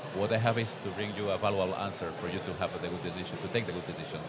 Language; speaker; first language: English; non-native, fluent; Spanish